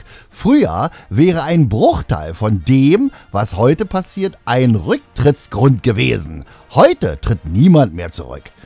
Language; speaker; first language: German; native; German